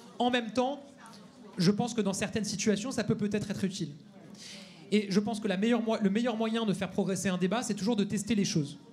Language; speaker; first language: French; native; French